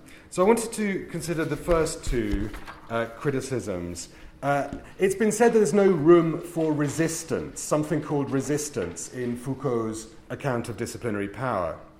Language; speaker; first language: English; native; English